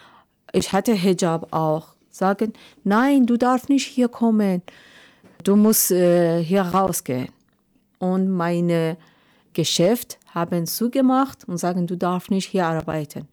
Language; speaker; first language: German; non-native, learner; Persian